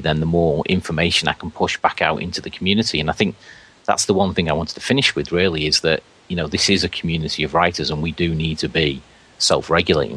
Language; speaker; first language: English; native; English